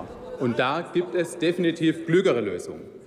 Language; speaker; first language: German; native; German